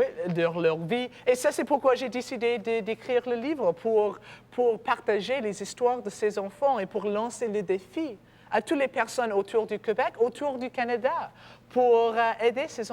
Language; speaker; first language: French; non-native, learner; English